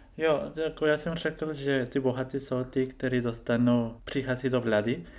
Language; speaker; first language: Czech; non-native, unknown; Spanish